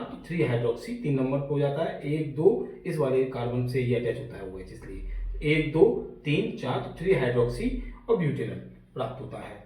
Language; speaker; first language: Hindi; native; Hindi